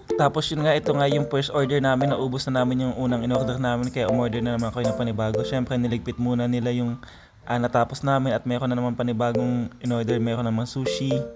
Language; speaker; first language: Filipino; native; Filipino